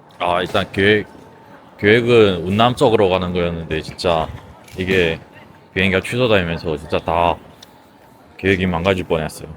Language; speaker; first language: Korean; native; Korean